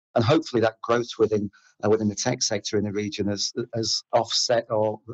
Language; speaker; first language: English; native; English